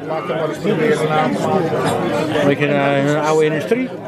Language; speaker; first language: Dutch; native; Dutch